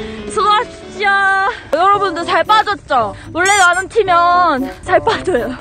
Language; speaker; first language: Korean; non-native, fluent; Japanese